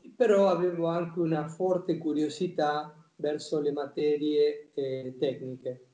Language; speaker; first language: Italian; non-native, fluent; Spanish